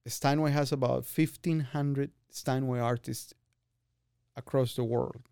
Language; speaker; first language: English; non-native, fluent; Spanish